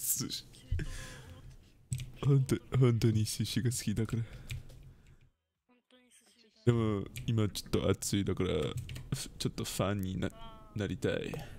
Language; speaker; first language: Japanese; non-native, learner; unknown